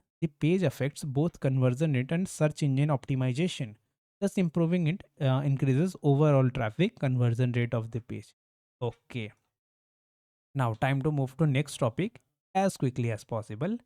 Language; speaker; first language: English; non-native, local second language; Hindi